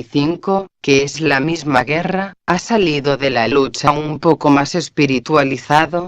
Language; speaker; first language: Spanish; native; Spanish